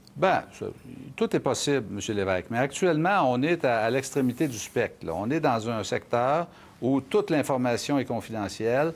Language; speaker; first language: French; native; French